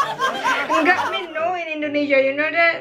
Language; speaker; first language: English; non-native, learner; Indonesian